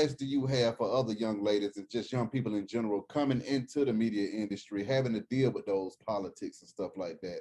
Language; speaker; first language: English; native; English